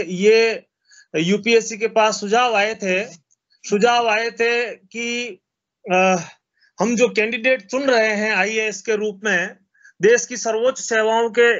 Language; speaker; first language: Hindi; native; Hindi